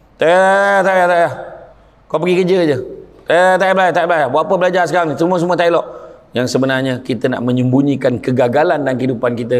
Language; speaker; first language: Malay; native; Malay